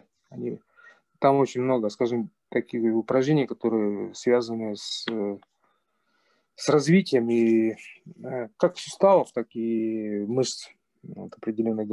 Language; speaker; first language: Russian; native; Russian